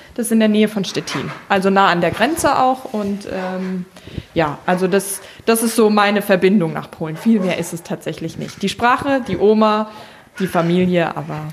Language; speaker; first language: German; native; German